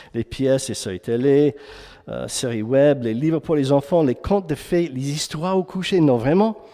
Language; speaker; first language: French; non-native, fluent; English